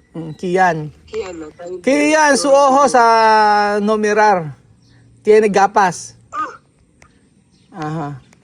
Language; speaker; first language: Spanish; non-native, learner; Filipino